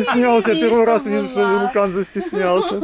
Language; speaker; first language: Russian; native; Russian